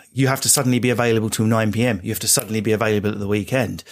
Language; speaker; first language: English; native; English